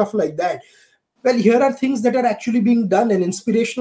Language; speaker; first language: English; non-native, local second language; Gujarati